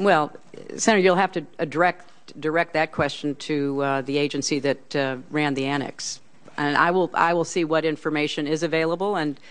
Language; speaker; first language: English; native; English